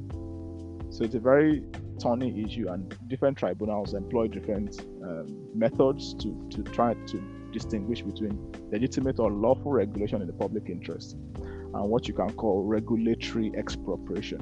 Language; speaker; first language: English; non-native, local second language; Yoruba